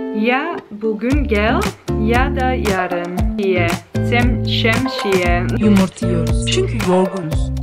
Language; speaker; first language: Turkish; non-native, learner; Dutch